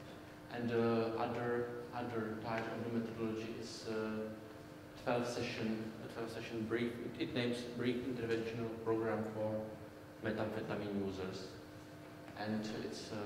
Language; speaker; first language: English; non-native, learner; Czech